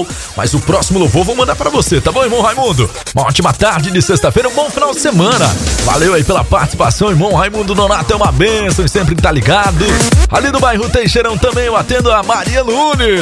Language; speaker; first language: Portuguese; native; Portuguese